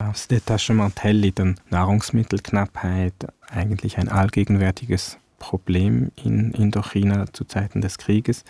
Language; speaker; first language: German; early bilingual, other home language; Vietnamese